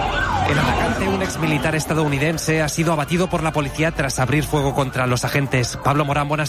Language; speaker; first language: Spanish; native; Spanish